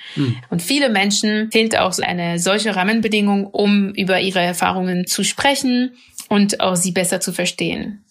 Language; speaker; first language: German; non-native, fluent; French